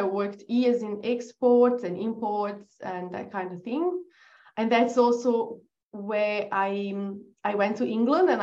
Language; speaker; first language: English; non-native, fluent; Portuguese